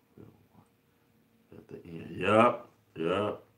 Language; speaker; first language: English; native; English